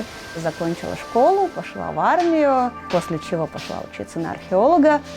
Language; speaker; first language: Russian; native; Russian